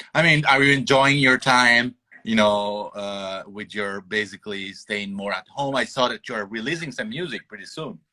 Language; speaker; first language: English; non-native, fluent; Italian